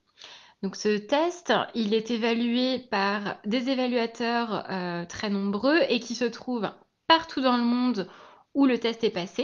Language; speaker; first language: French; native; French